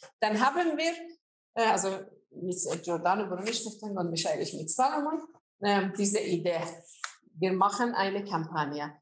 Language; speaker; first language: German; non-native, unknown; Azerbaijani